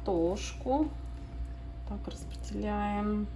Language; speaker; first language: Russian; native; Russian